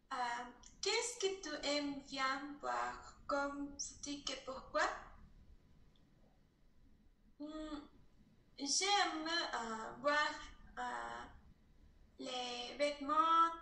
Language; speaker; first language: French; non-native, learner; Spanish